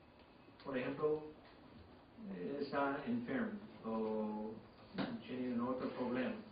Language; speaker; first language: Spanish; non-native, fluent; English